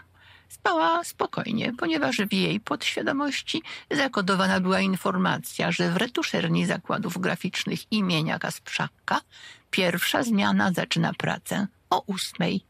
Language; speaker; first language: Polish; native; Polish